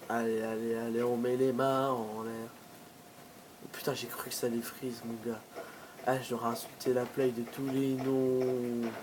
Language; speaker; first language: French; native; French